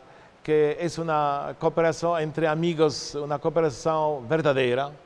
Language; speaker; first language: Portuguese; non-native, fluent; Polish